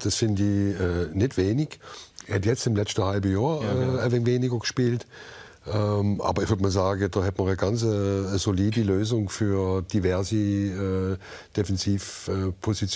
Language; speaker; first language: German; native; German